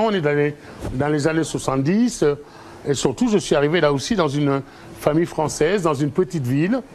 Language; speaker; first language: French; early bilingual, other home language; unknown